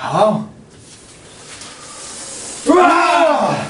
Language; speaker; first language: Chinese; non-native, learner; English